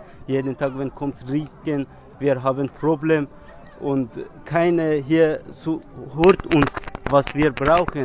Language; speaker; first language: German; non-native, learner; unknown